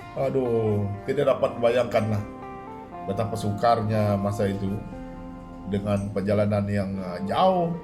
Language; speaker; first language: Malay; non-native, local second language; Iban